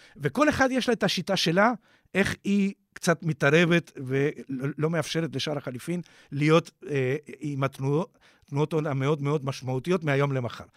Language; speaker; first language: Hebrew; non-native, fluent; Spanish